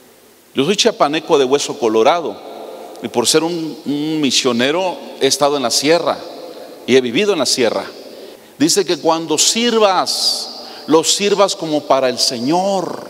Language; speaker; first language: Spanish; native; Spanish